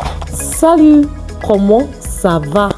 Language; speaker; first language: French; non-native, fluent; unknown